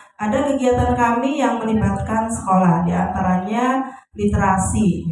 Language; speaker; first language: Indonesian; non-native, local second language; Sundanese